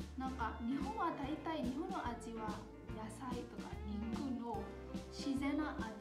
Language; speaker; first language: Japanese; non-native, fluent; Burmese